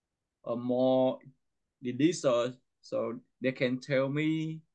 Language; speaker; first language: English; non-native, learner; Vietnamese